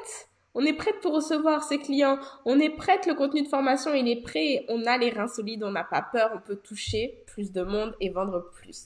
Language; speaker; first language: French; native; French